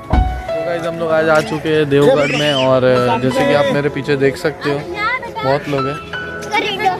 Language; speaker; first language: Hindi; native; Hindi